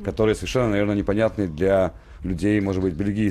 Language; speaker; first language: Russian; native; Russian